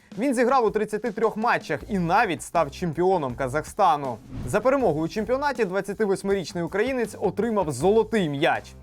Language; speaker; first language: Ukrainian; native; Ukrainian